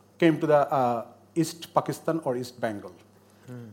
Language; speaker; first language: English; non-native, local second language; Bangla